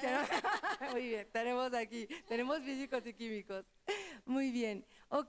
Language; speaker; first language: Spanish; native; Spanish